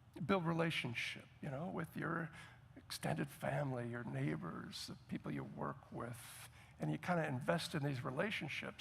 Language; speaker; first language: English; native; English